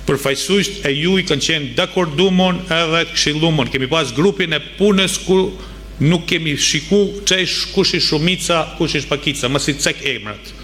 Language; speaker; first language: Albanian; native; Albanian